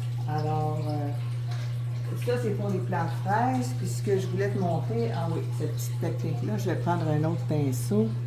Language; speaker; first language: French; native; French